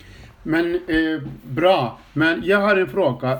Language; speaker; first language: Swedish; non-native, fluent; Icelandic